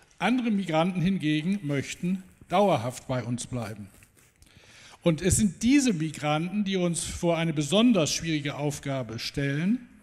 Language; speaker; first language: German; native; German